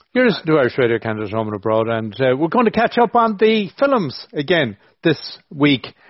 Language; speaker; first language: English; native; English